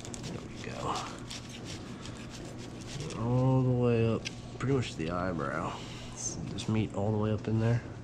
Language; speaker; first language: English; native; English